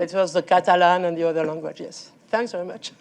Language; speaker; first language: English; non-native, learner; French